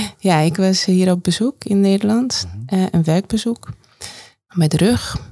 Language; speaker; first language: Dutch; non-native, fluent; Hungarian